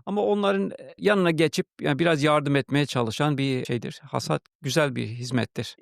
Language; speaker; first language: Turkish; non-native, fluent; English